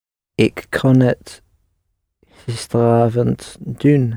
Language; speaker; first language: Dutch; non-native, learner; English